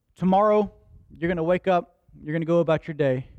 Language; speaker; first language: English; native; English